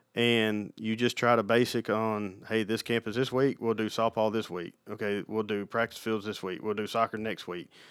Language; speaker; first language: English; native; English